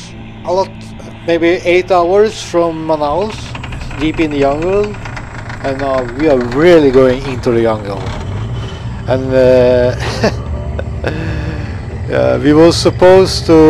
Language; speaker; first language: English; non-native, fluent; Swedish